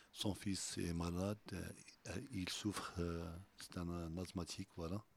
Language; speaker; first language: French; non-native, local second language; Arabic